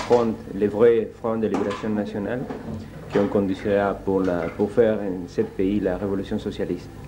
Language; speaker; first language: French; non-native, learner; Spanish